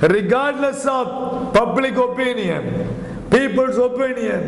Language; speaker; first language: English; non-native, local second language; Tamil